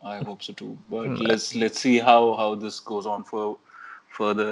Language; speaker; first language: English; non-native, local second language; Urdu